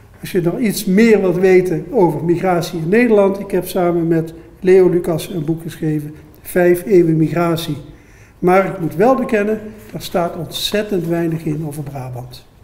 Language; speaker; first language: Dutch; native; Dutch